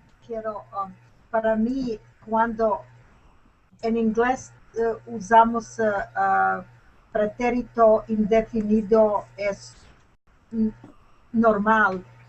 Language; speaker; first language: Spanish; non-native, learner; English